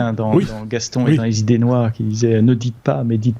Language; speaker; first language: French; native; French